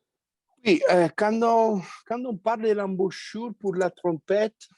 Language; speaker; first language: French; non-native, fluent; Italian